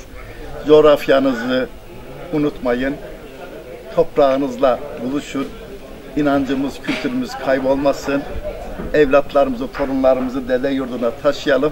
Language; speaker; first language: Turkish; native; Turkish